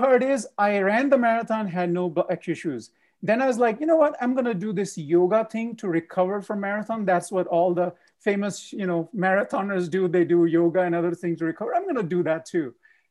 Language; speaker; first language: English; non-native, local second language; Punjabi